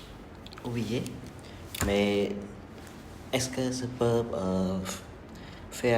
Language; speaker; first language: French; non-native, learner; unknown